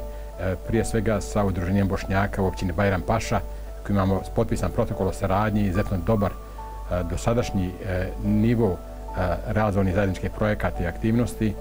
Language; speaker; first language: Croatian; native; Croatian